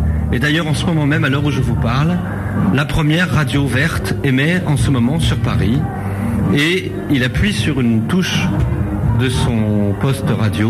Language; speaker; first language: French; native; French